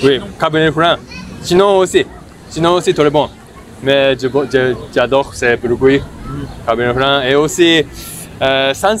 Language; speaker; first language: French; non-native, learner; Japanese